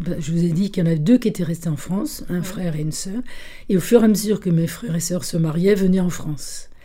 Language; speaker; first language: French; early bilingual, other home language; Italian